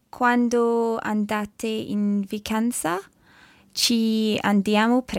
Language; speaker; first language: Italian; non-native, learner; English